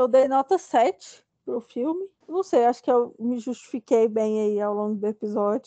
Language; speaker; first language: Portuguese; native; Portuguese